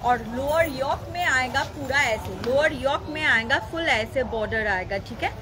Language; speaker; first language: Hindi; non-native, local second language; Bangla